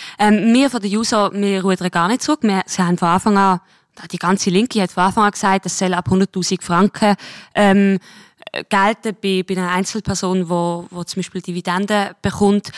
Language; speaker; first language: German; native; German